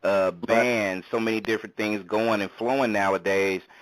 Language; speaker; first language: English; native; English